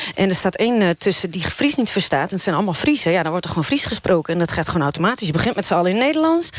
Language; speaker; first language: Dutch; non-native, local second language; Western Frisian